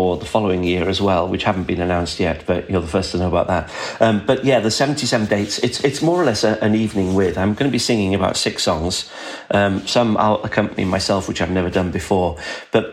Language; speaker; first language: English; native; English